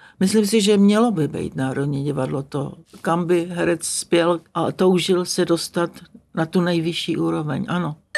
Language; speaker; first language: Czech; native; Czech